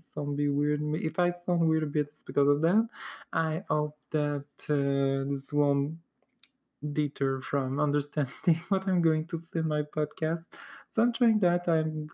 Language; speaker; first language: English; non-native, fluent; French